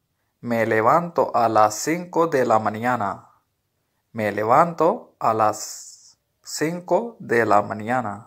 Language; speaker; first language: Spanish; non-native, learner; Urdu